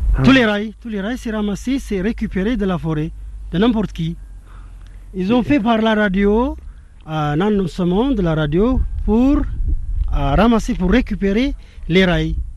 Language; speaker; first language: French; non-native, fluent; Tigrinya